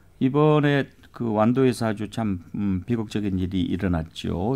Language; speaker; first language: Korean; native; Korean